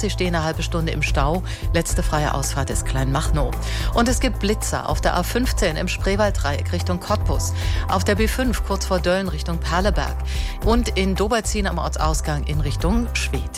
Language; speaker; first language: German; native; German